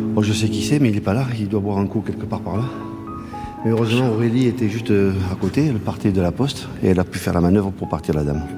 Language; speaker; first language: French; native; French